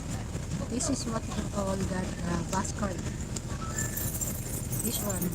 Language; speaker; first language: English; non-native, local second language; Filipino